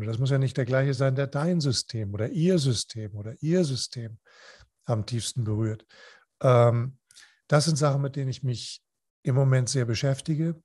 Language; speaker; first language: German; non-native, fluent; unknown